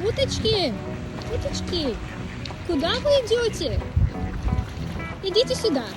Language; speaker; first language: Russian; non-native, fluent; English